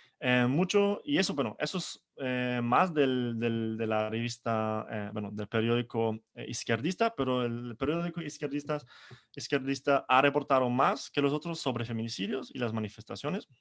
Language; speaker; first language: Spanish; non-native, fluent; German